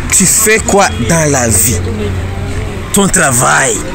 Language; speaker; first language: French; non-native, learner; Rundi